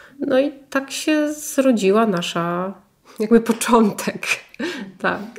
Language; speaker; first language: Polish; native; Polish